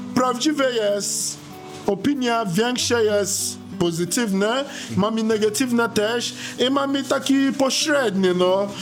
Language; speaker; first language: Polish; non-native, learner; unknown